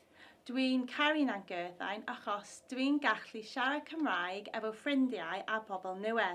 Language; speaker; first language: Welsh; non-native, learner; English